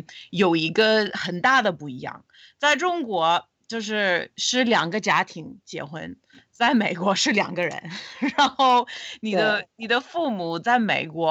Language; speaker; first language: Chinese; non-native, fluent; English